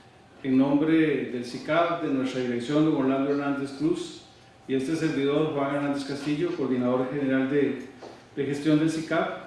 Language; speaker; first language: Spanish; native; Spanish